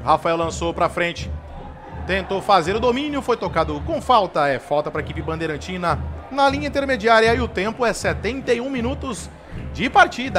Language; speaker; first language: Portuguese; native; Portuguese